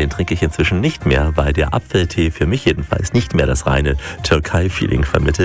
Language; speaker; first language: German; native; German